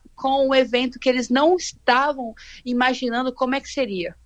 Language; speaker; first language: Portuguese; native; Portuguese